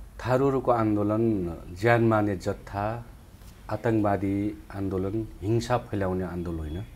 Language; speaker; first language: Nepali; non-native, local second language; Dangaura Tharu